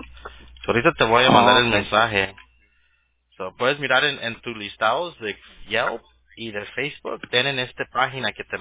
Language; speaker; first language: Spanish; early bilingual, heritage; Spanish